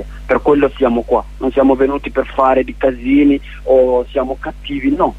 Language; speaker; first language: Italian; non-native, learner; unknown